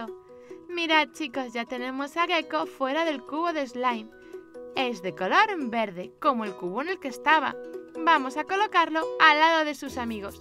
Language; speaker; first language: Spanish; native; Spanish